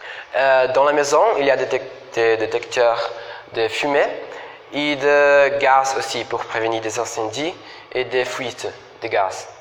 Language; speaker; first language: French; non-native, fluent; Portuguese